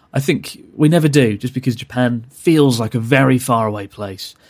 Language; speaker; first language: English; native; English